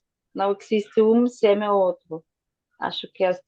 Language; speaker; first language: Portuguese; non-native, fluent; Spanish